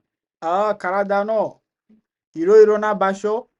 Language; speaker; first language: Japanese; non-native, learner; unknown